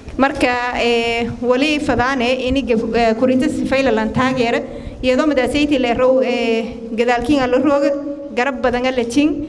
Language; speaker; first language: Somali; native; Somali